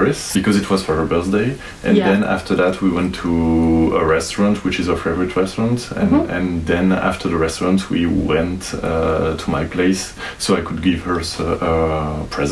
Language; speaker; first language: English; non-native, fluent; French